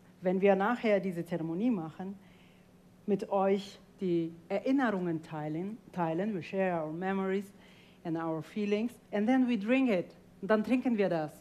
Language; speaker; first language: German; non-native, fluent; Tajik